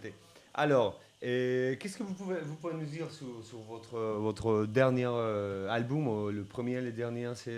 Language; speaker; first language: French; non-native, fluent; Spanish